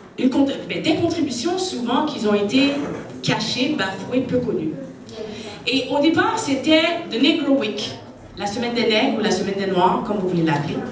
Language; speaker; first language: French; native; French